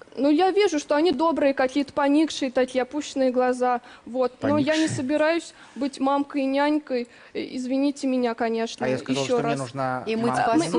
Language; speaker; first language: Russian; native; Russian